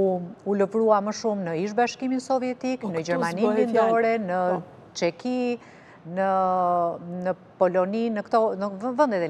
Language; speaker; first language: Albanian; native; Albanian